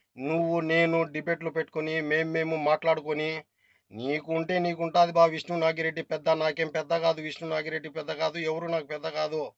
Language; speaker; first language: Telugu; non-native, local second language; Urdu